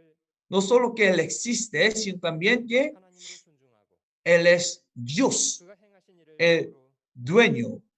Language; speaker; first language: Spanish; non-native, fluent; Korean